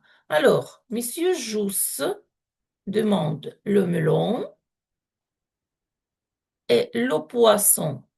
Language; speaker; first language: French; non-native, fluent; Ukrainian